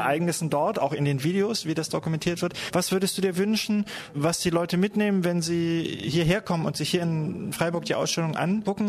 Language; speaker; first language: German; native; German